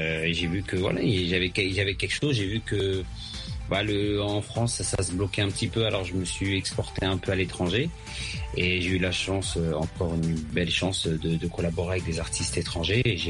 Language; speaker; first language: French; early bilingual, other home language; Arabic